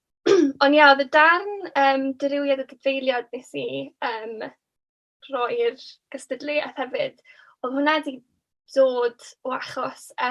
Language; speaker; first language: Welsh; native; Welsh